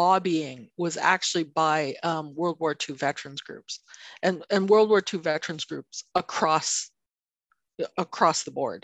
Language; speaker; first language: English; non-native, fluent; Chinese